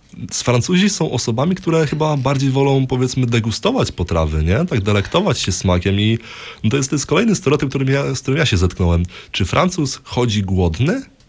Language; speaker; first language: Polish; native; Polish